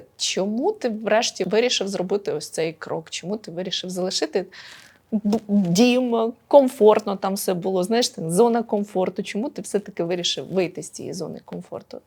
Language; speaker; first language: Ukrainian; native; Ukrainian